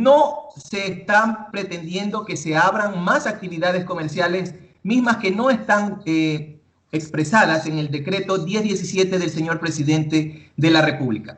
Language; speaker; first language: Spanish; native; Spanish